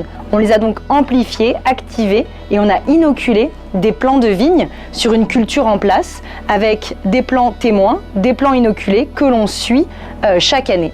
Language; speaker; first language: French; native; French